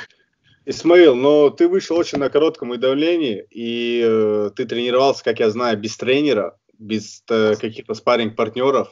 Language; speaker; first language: Russian; native; Russian